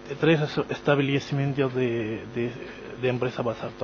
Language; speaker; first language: Spanish; non-native, learner; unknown